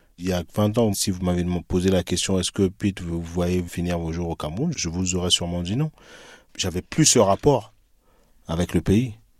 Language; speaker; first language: French; early bilingual, other home language; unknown